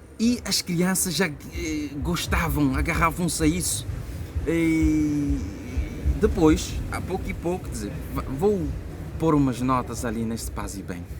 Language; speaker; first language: Portuguese; non-native, local second language; Kabuverdianu